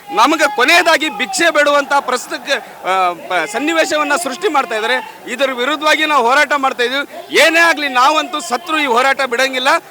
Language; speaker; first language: Kannada; non-native, local second language; Lambadi